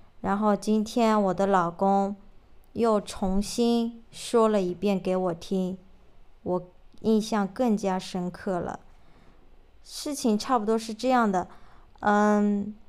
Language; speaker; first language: Chinese; native; Chinese